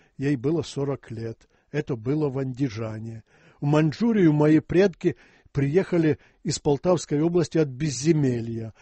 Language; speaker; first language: Russian; non-native, local second language; Ukrainian